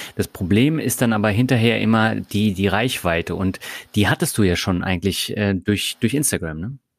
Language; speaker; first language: German; native; German